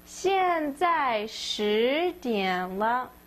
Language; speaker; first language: Chinese; non-native, fluent; English